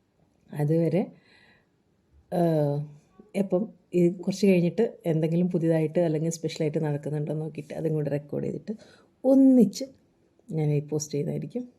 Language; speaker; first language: Malayalam; native; Malayalam